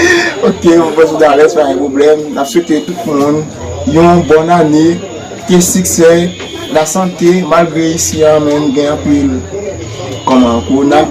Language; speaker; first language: French; non-native, learner; Haitian Creole